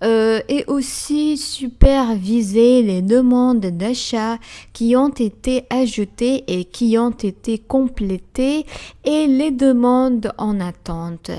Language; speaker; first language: French; non-native, fluent; Arabic